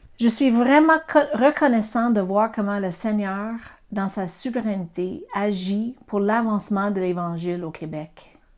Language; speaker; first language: French; non-native, fluent; English